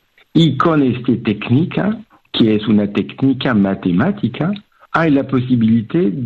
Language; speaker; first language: Spanish; non-native, fluent; French